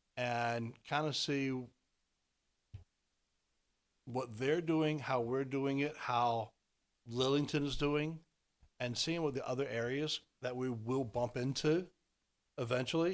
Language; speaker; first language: English; native; English